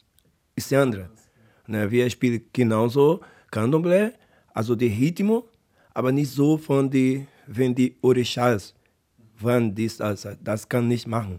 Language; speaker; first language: German; non-native, learner; Portuguese